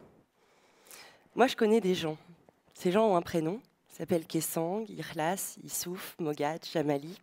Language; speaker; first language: French; native; French